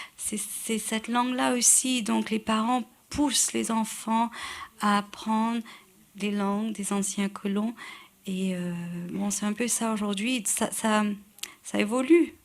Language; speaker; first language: French; non-native, local second language; Morisyen